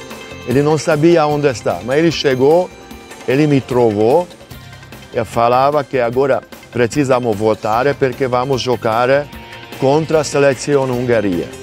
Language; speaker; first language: Portuguese; non-native, learner; Hungarian